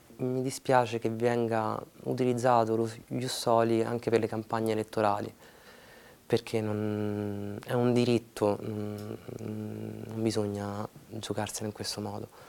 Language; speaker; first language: Italian; early bilingual, other home language; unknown